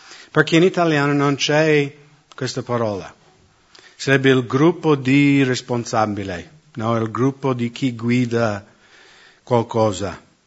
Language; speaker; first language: Italian; non-native, fluent; English